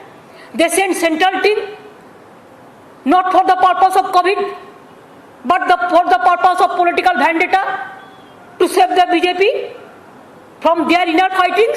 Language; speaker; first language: English; non-native, local second language; Bangla